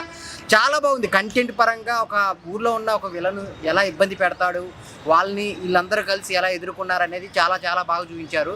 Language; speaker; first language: Telugu; native; Telugu